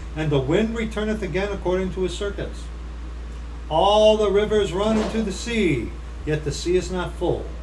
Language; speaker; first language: English; native; English